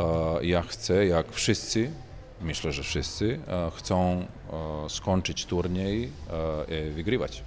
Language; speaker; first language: Polish; non-native, learner; Serbian